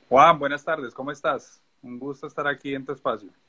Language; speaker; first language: Spanish; native; Spanish